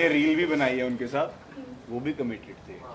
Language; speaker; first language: Hindi; native; Hindi